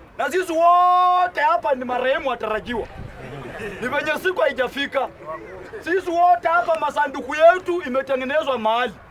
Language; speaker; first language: Swahili; native; Swahili